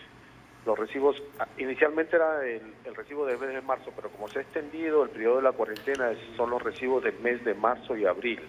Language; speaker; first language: Spanish; native; Spanish